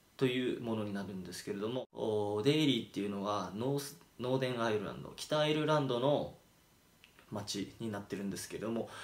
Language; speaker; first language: Japanese; native; Japanese